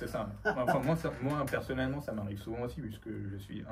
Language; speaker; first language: French; early bilingual, other home language; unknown